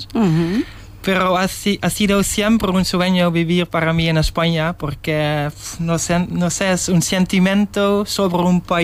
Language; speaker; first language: Spanish; non-native, learner; Dutch